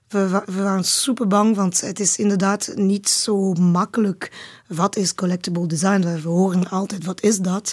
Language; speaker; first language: Dutch; non-native, learner; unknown